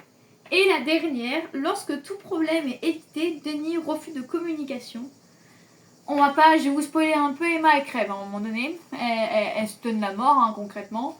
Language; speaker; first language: French; native; French